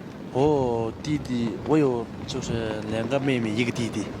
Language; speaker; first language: Chinese; non-native, local second language; Tibetan